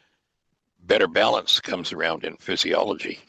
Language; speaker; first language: English; native; English